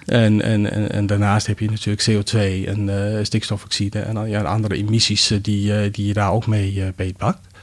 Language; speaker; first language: Dutch; non-native, fluent; Danish